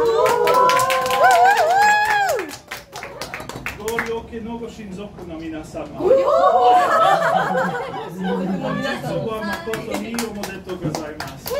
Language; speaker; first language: Japanese; non-native, learner; English